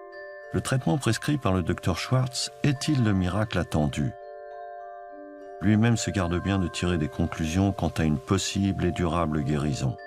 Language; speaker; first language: French; native; French